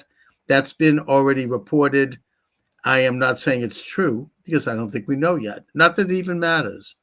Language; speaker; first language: English; native; English